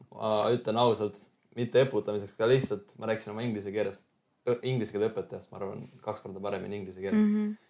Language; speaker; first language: Estonian; native; Estonian